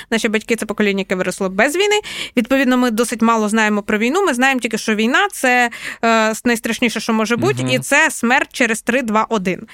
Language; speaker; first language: Ukrainian; non-native, local second language; Russian